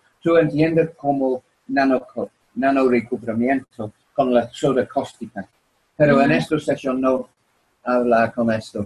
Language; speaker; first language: Spanish; non-native, learner; English